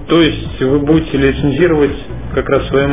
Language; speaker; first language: Russian; native; Russian